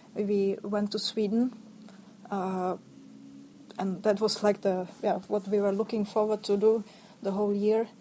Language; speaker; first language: English; non-native, fluent; Czech